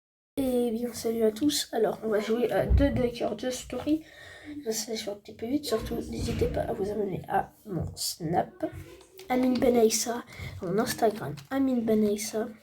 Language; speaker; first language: French; native; French